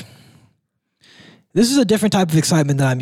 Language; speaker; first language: English; native; English